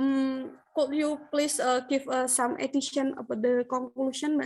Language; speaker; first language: English; non-native, learner; Indonesian